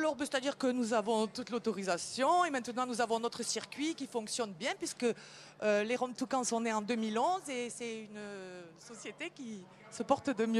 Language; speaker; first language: French; native; French